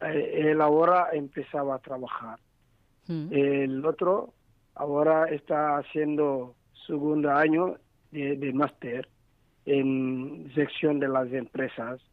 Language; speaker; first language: Spanish; non-native, learner; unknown